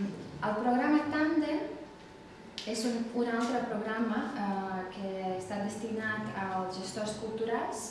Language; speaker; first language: Catalan; non-native, fluent; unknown